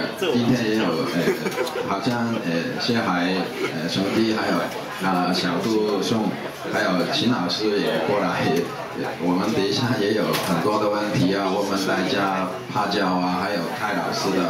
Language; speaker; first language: Chinese; non-native, local second language; Cantonese